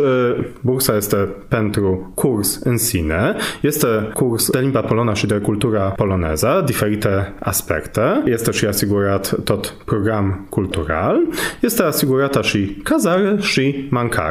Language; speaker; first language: Romanian; non-native, fluent; Polish